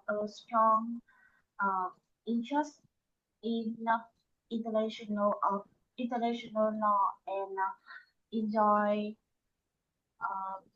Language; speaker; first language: English; non-native, learner; Vietnamese